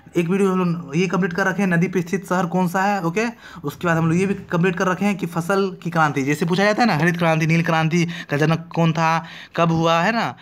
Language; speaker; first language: Hindi; native; Hindi